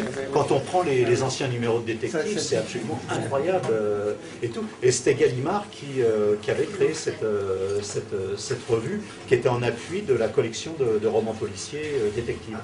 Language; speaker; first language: French; native; French